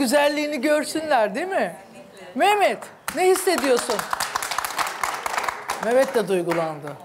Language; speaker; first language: Turkish; native; Turkish